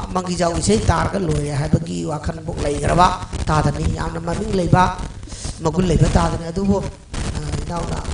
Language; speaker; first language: Manipuri; native; Manipuri